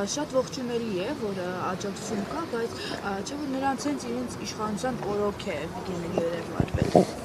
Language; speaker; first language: Armenian; native; Armenian